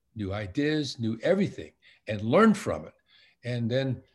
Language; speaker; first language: English; native; English